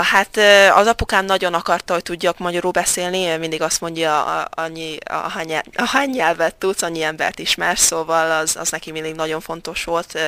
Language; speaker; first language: Hungarian; early bilingual, heritage; Hungarian